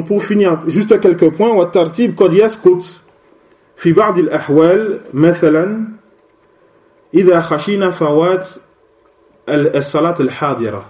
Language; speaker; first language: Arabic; non-native, fluent; French